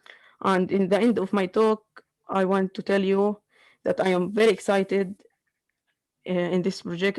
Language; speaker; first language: English; non-native, learner; Arabic